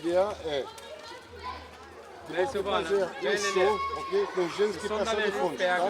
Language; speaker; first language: Portuguese; non-native, learner; French